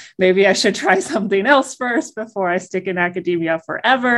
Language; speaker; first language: English; native; English